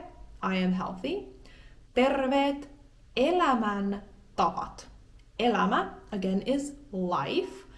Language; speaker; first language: Finnish; native; Finnish